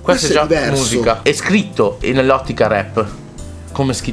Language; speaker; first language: Italian; native; Italian